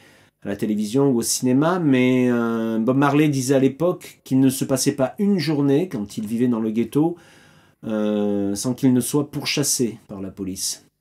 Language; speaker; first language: French; native; French